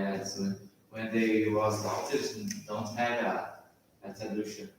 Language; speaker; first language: English; non-native, learner; Portuguese